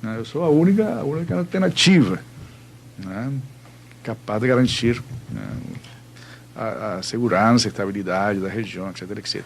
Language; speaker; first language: Portuguese; non-native, fluent; Spanish